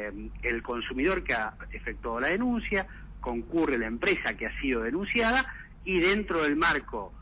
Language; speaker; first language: Spanish; native; Spanish